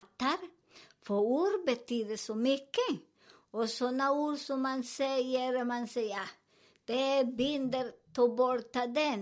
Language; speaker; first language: Swedish; non-native, fluent; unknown